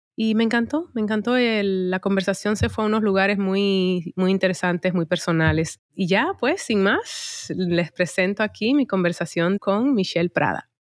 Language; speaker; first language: Spanish; native; Spanish